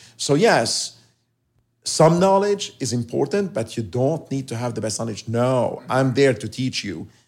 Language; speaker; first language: English; non-native, fluent; Arabic